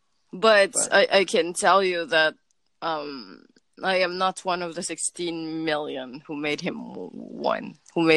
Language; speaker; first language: English; non-native, local second language; Filipino